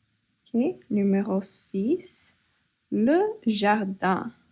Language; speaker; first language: French; non-native, fluent; English